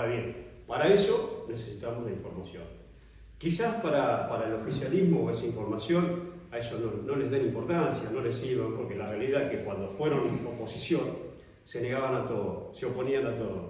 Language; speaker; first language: Spanish; native; Spanish